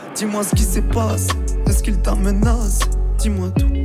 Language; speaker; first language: French; native; French